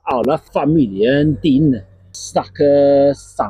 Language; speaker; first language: Norwegian; non-native, fluent; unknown